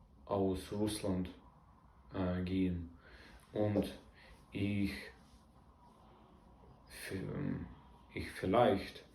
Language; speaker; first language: German; non-native, learner; Russian